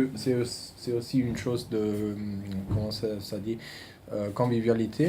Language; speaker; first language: French; non-native, fluent; German